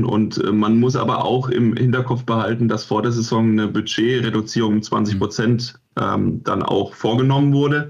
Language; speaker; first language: German; native; German